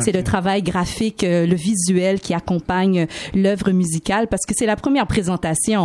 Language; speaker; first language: French; native; French